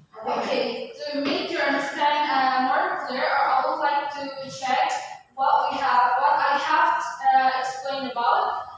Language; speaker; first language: English; non-native, fluent; Indonesian